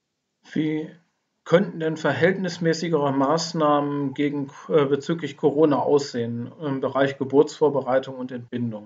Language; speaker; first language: German; native; German